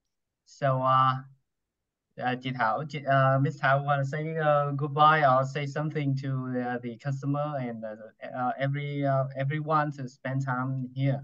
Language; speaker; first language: English; non-native, learner; Vietnamese